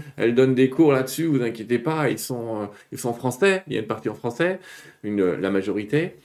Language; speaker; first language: French; native; French